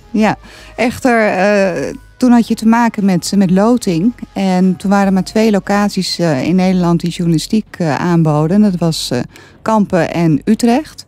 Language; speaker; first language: Dutch; native; Dutch